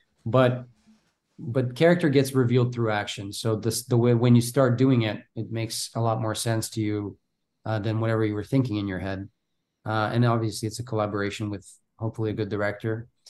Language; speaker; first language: English; non-native, fluent; Bulgarian